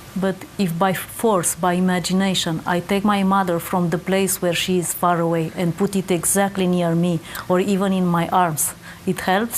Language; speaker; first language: English; non-native, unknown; Romanian